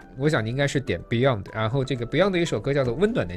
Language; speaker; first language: Chinese; native; Chinese